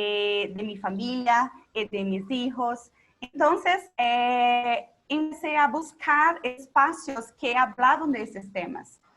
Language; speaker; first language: Spanish; non-native, local second language; Portuguese